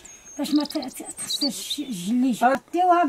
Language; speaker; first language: Arabic; non-native, local second language; Central Atlas Tamazight